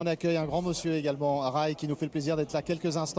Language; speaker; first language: French; native; French